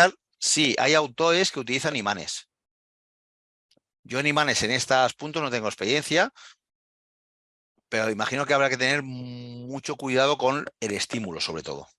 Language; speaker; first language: Spanish; native; Spanish